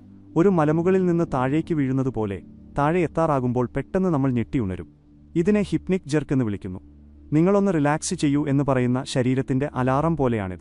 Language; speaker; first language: Malayalam; native; Malayalam